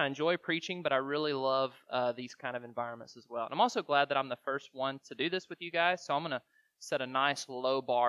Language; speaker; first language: English; native; English